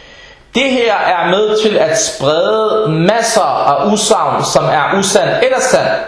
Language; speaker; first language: Danish; early bilingual, other home language; Arabic